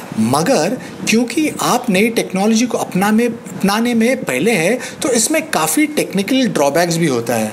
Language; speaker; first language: Hindi; native; Hindi